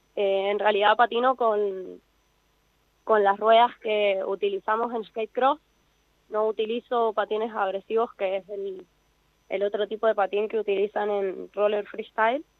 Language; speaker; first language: Spanish; native; Spanish